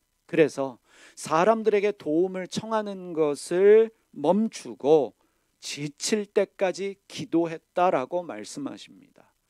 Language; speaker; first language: Korean; native; Korean